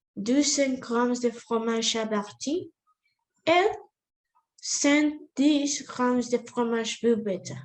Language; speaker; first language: French; non-native, learner; Spanish